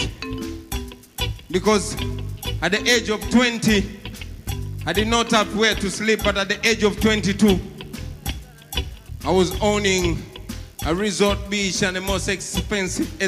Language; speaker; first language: English; non-native, local second language; Ganda